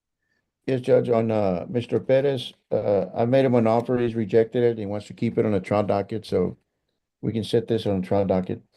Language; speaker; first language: English; native; English